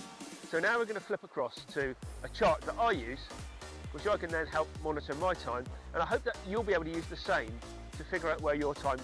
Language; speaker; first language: English; native; English